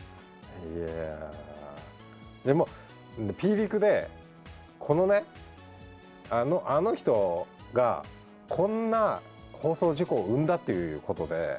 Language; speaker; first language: Japanese; native; Japanese